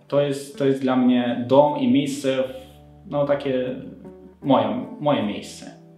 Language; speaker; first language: Polish; non-native, fluent; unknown